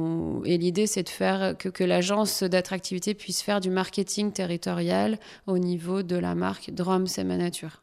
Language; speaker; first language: French; native; French